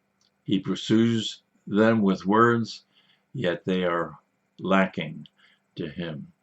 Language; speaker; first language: English; native; English